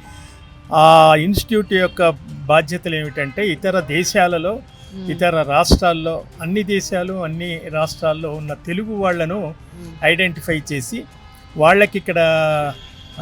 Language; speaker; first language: Telugu; native; Telugu